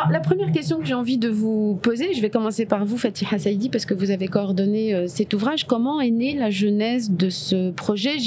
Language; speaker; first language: French; non-native, local second language; Arabic